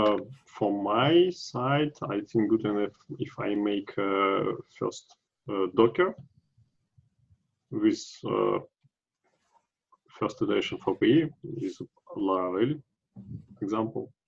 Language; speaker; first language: English; non-native, learner; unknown